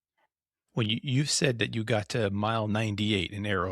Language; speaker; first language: English; native; English